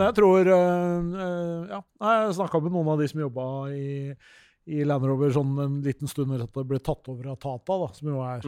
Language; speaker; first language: Norwegian; native; Norwegian